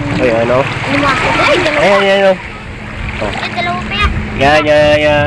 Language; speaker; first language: Filipino; native; Filipino